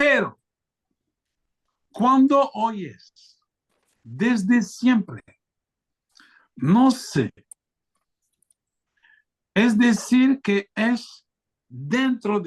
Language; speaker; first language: Spanish; non-native, fluent; French